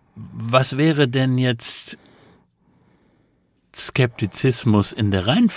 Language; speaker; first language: German; native; German